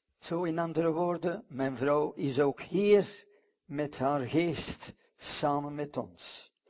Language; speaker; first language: Dutch; non-native, fluent; English